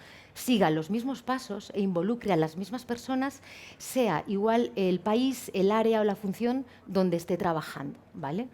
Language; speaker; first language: Spanish; native; Spanish